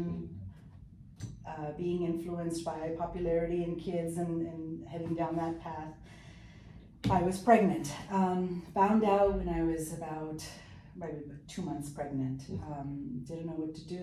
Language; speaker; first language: English; early bilingual, other home language; Spanish